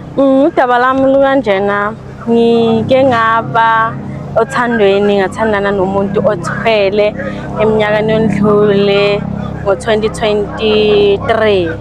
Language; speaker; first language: Zulu; native; Zulu